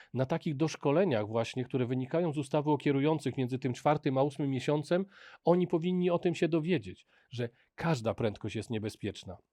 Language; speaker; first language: Polish; native; Polish